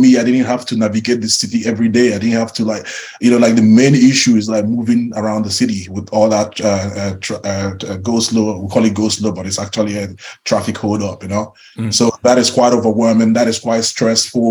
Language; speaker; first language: English; non-native, local second language; Igbo